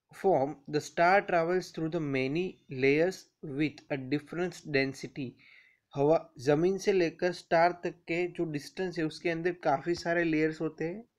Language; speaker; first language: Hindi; non-native, local second language; Gujarati